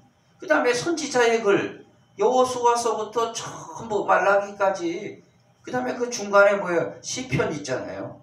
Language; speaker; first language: Korean; native; Korean